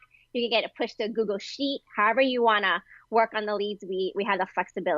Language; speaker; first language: English; native; English